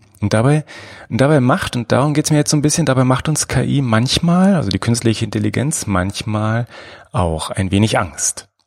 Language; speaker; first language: German; native; German